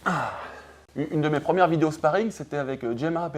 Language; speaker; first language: French; native; French